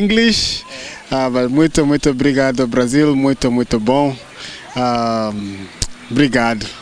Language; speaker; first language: Portuguese; non-native, learner; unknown